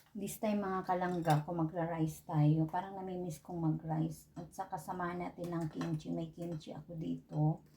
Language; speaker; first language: Filipino; non-native, local second language; Cebuano